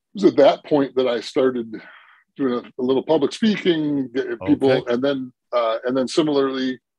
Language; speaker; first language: English; native; English